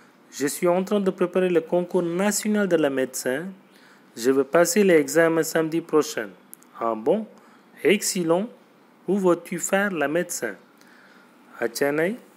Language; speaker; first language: French; non-native, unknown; Tamil